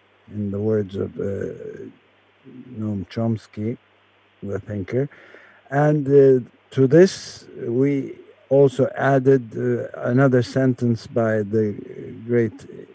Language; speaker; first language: English; non-native, fluent; Turkish